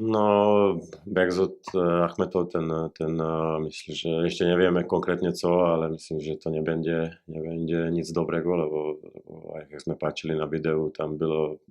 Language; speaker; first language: Polish; non-native, learner; Slovak